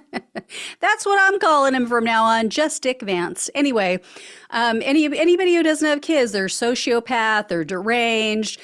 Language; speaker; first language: English; native; English